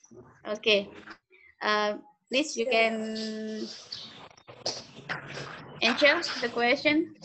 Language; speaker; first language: English; non-native, learner; Indonesian